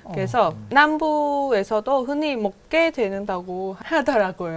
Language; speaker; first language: Korean; non-native, fluent; Vietnamese